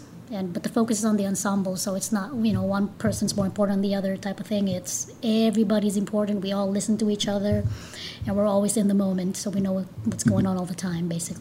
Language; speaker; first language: English; non-native, local second language; Cebuano